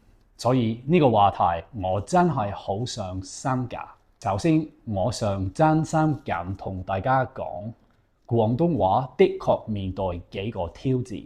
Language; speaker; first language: Cantonese; non-native, fluent; English